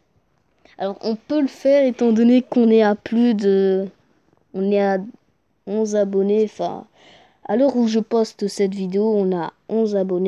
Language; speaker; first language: French; native; French